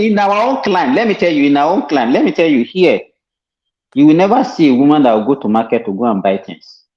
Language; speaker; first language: English; non-native, local second language; Yoruba